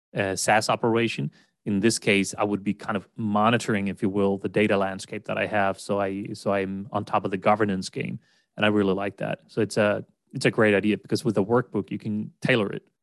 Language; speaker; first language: English; non-native, fluent; Swedish